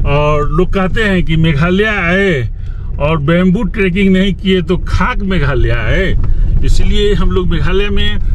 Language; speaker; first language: Hindi; native; Hindi